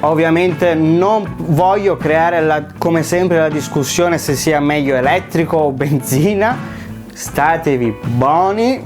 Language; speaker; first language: Italian; native; Italian